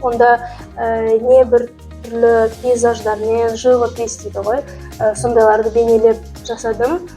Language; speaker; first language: Kazakh; native; Kazakh